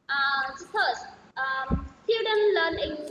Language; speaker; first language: English; non-native, learner; Vietnamese